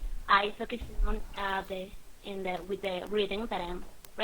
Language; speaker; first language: English; non-native, learner; Spanish